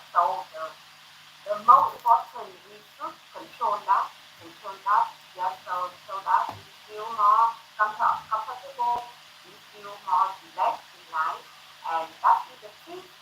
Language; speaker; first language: English; non-native, learner; Thai